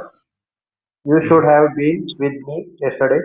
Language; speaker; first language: English; non-native, learner; Hindi